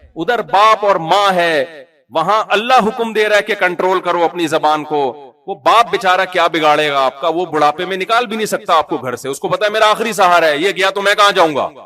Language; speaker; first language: Urdu; native; Urdu